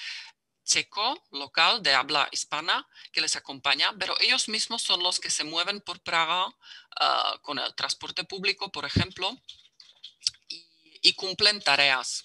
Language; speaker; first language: Spanish; non-native, fluent; Czech